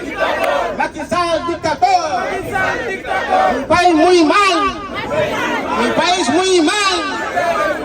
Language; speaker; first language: Spanish; non-native, learner; Wolof